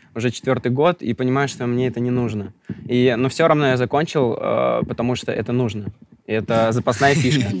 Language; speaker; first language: Russian; native; Russian